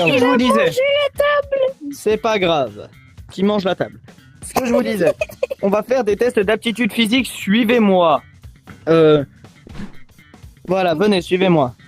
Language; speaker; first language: French; native; French